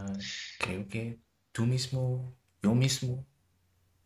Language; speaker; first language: Spanish; non-native, learner; German